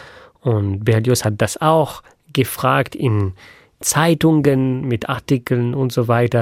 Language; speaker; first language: German; non-native, fluent; French